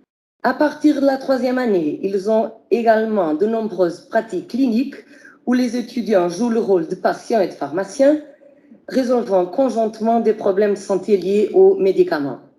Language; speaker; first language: French; non-native, fluent; Portuguese